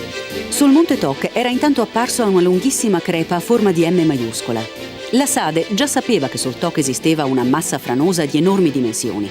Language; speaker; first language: Italian; native; Italian